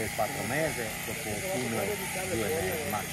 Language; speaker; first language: Italian; non-native, learner; Slovak